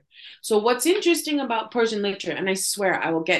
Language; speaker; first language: English; native; English